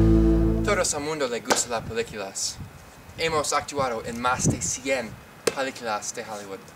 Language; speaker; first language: Spanish; non-native, learner; English